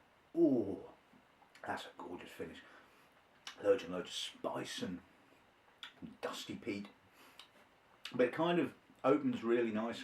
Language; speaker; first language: English; native; English